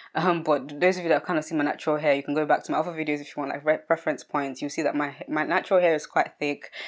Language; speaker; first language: English; early bilingual, other home language; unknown